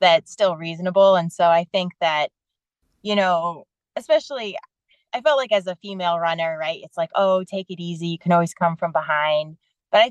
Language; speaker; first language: English; native; English